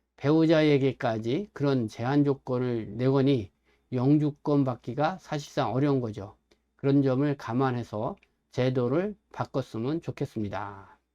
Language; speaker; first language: Korean; native; Korean